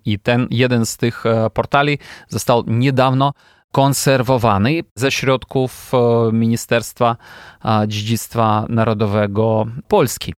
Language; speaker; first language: Polish; non-native, fluent; Ukrainian